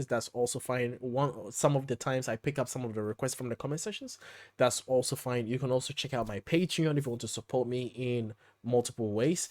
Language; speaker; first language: English; native; English